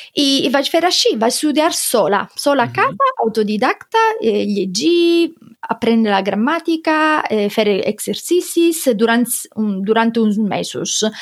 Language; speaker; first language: Catalan; non-native, fluent; Italian